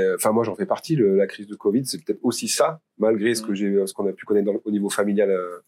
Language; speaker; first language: French; native; French